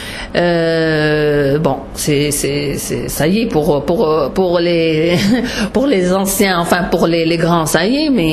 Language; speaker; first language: French; non-native, local second language; Arabic